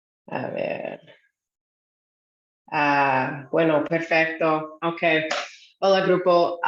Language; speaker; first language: Spanish; non-native, fluent; English